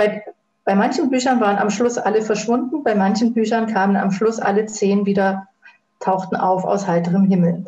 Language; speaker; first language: German; native; German